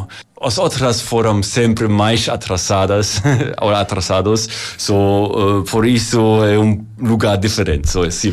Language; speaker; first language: Portuguese; non-native, learner; German